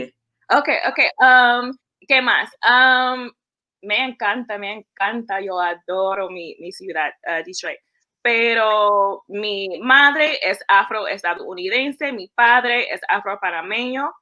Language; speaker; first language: Spanish; early bilingual, heritage; English